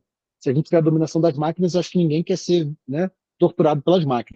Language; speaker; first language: Portuguese; native; Portuguese